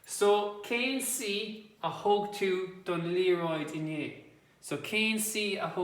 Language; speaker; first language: Irish; non-native, local second language; English